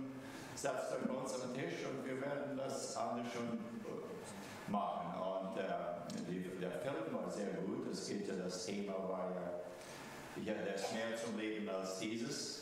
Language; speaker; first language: German; early bilingual, heritage; German